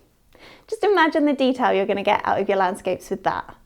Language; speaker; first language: English; native; English